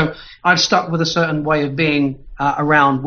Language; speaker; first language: English; native; English